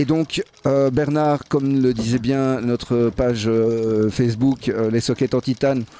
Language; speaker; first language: French; native; French